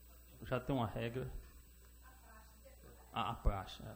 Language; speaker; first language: Portuguese; native; Portuguese